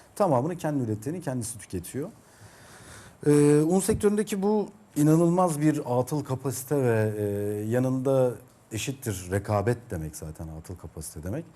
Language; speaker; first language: Turkish; native; Turkish